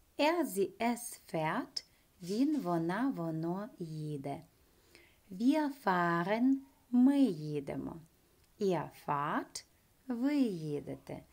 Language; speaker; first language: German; non-native, fluent; Ukrainian